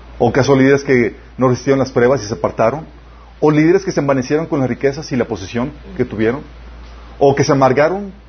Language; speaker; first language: Spanish; native; Spanish